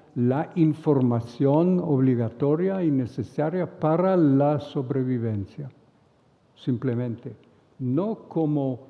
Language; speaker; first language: Spanish; non-native, fluent; Hebrew